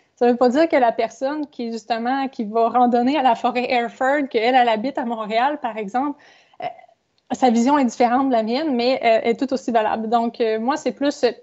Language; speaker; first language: French; native; French